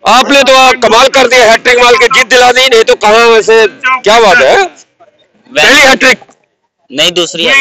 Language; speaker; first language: Hindi; non-native, local second language; Punjabi